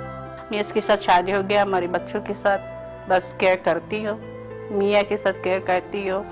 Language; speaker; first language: Hindi; non-native, learner; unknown